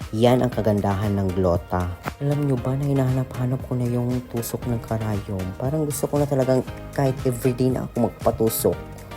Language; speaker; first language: Filipino; non-native, local second language; Cebuano